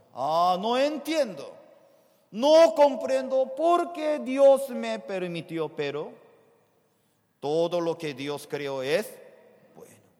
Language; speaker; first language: Spanish; non-native, fluent; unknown